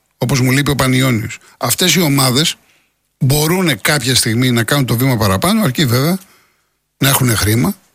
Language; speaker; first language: Greek; native; Greek